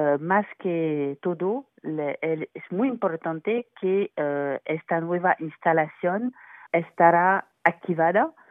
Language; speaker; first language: Spanish; non-native, fluent; French